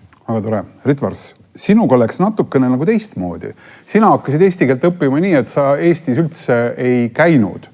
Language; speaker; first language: Estonian; native; Estonian